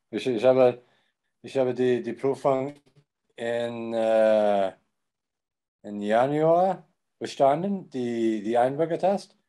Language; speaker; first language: German; non-native, learner; English